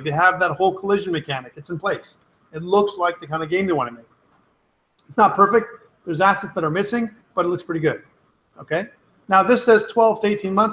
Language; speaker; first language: English; native; English